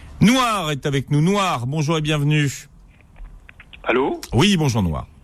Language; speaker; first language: French; native; French